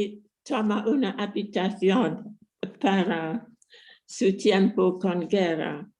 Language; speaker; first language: Spanish; non-native, fluent; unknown